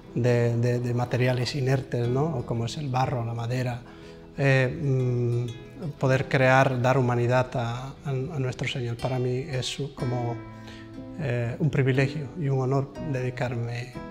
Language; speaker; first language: Spanish; native; Spanish